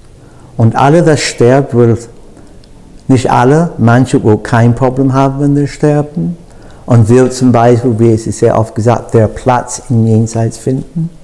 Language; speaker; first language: German; non-native, fluent; English